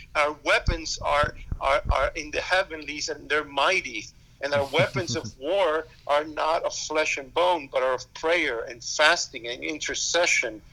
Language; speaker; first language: English; early bilingual, other home language; Spanish